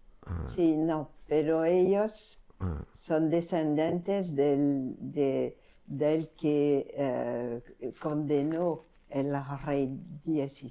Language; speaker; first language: Spanish; non-native, fluent; French